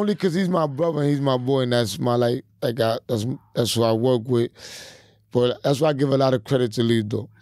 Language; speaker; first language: English; early bilingual, other home language; Spanish